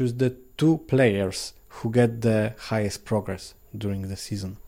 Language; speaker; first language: English; non-native, learner; Polish